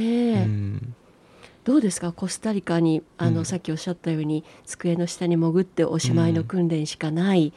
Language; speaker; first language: Japanese; native; Japanese